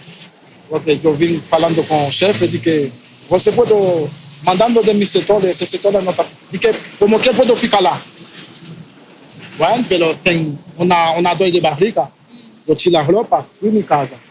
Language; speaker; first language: Portuguese; non-native, learner; Haitian Creole